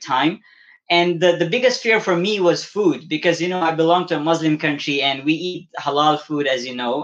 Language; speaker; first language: English; non-native, local second language; Balti